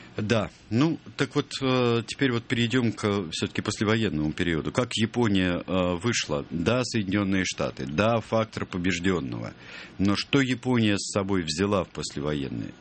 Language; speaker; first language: Russian; native; Russian